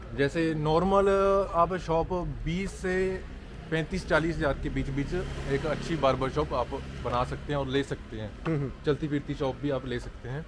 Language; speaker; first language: Hindi; non-native, local second language; Punjabi